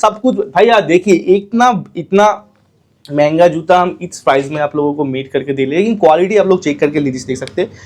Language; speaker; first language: Hindi; non-native, local second language; Bangla